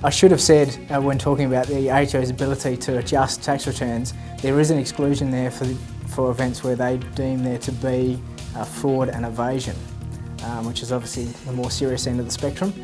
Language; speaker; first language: English; native; English